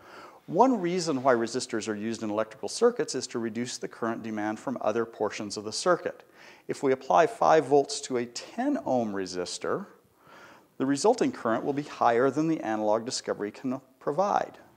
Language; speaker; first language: English; native; English